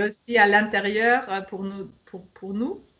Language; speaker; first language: French; non-native, fluent; German